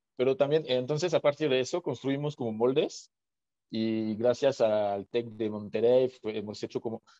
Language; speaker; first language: Spanish; non-native, fluent; French